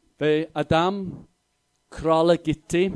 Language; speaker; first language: Turkish; non-native, fluent; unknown